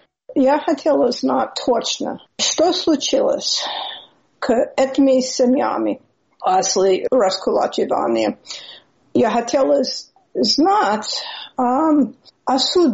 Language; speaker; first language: Russian; non-native, learner; English